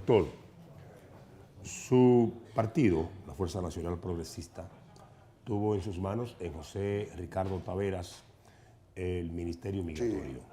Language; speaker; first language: Spanish; native; Spanish